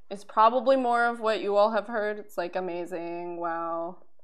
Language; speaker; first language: English; native; English